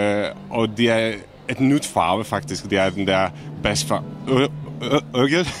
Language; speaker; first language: Danish; non-native, fluent; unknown